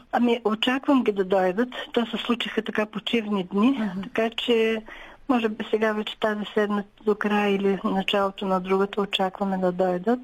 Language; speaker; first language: Bulgarian; native; Bulgarian